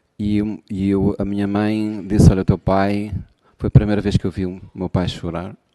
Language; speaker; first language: Portuguese; native; Portuguese